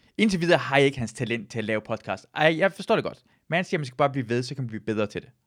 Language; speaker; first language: Danish; early bilingual, other home language; Persian